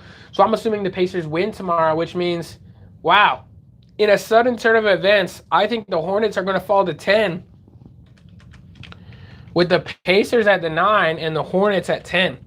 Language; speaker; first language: English; native; English